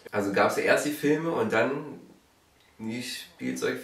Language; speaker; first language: German; native; German